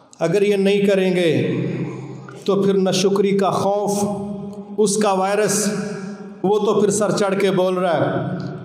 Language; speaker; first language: Urdu; non-native, local second language; Punjabi